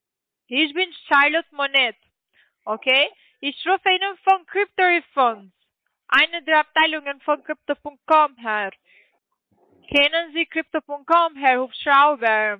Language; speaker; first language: German; non-native, learner; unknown